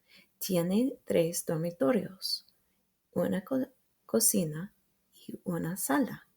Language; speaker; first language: Spanish; non-native, fluent; English